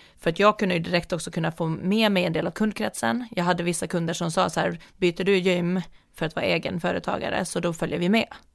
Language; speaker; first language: Swedish; native; Swedish